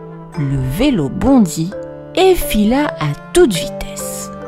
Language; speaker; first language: French; native; French